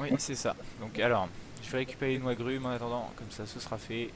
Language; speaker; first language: French; native; French